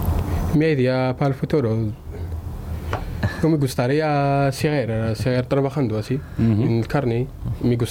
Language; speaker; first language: Spanish; non-native, learner; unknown